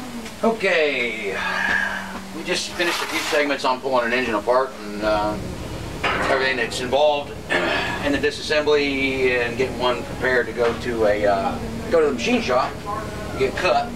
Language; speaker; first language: English; native; English